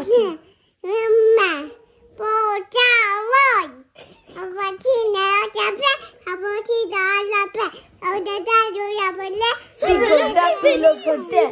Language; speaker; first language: Italian; native; Italian